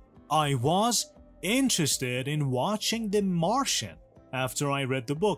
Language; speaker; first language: English; non-native, fluent; Persian